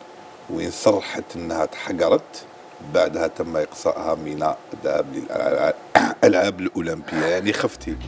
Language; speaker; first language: Arabic; native; Arabic